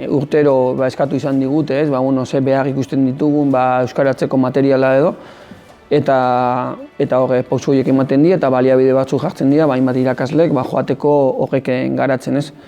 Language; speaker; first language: Basque; native; Basque